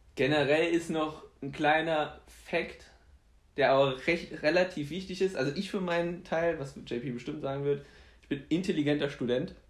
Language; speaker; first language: German; early bilingual, other home language; Polish